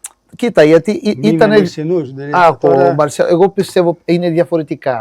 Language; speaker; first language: Greek; non-native, fluent; Portuguese